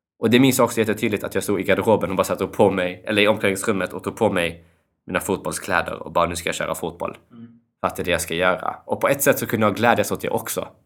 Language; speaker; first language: Swedish; early bilingual, other home language; Albanian